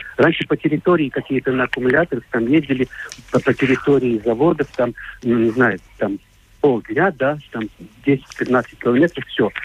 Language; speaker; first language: Russian; non-native, local second language; Latvian